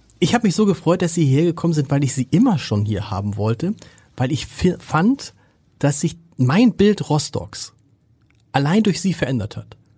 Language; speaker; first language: German; native; German